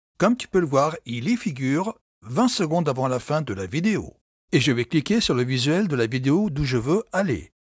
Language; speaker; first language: French; native; French